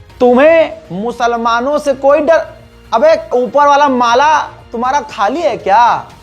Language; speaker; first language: Hindi; native; Hindi